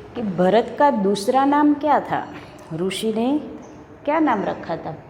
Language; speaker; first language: Hindi; non-native, local second language; Gujarati